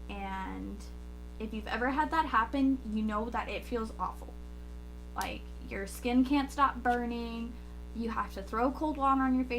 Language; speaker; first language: English; native; English